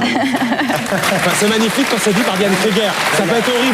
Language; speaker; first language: French; native; French